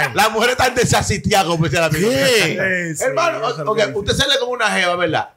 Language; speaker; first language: Spanish; native; Spanish